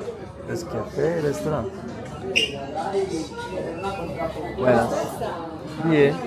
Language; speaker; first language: Spanish; non-native, fluent; Swedish